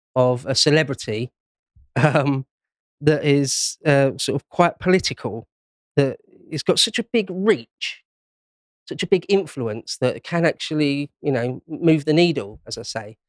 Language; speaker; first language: English; native; English